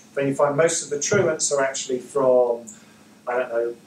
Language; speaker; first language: English; native; English